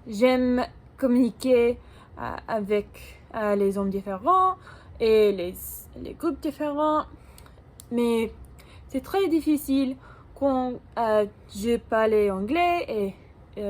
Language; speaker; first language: French; non-native, learner; English